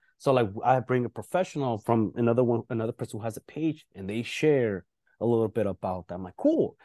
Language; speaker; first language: English; early bilingual, other home language; Spanish